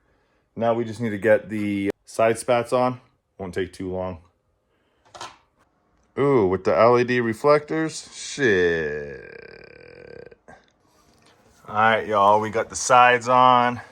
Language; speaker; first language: English; native; English